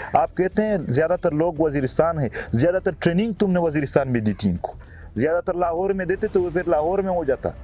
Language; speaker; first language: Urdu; non-native, local second language; Pashto